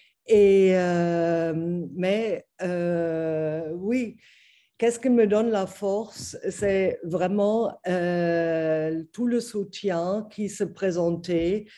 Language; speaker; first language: French; non-native, fluent; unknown